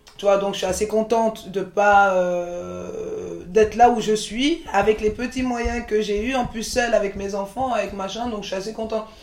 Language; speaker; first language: French; early bilingual, other home language; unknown